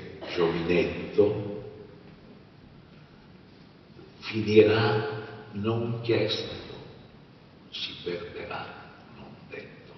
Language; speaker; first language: Italian; native; Italian